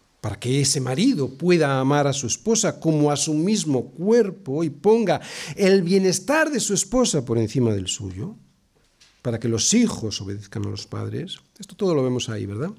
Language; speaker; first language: Spanish; native; Spanish